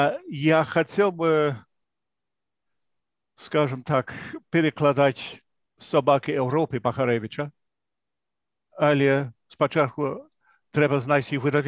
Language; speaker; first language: Belarusian; non-native, fluent; English